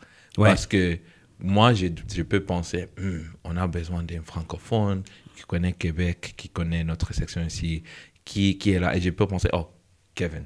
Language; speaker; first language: French; non-native, learner; English